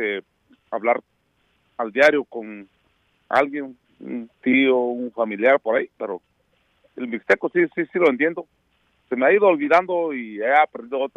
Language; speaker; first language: Spanish; non-native, local second language; Mixtepec Mixtec